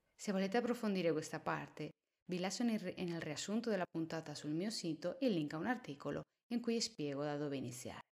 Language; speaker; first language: Italian; non-native, fluent; Spanish